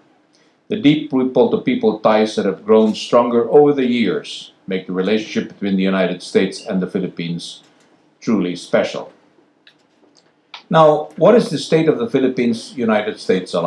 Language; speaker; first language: English; non-native, local second language; Filipino